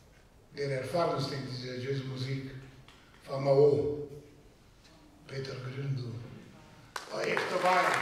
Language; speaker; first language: German; non-native, fluent; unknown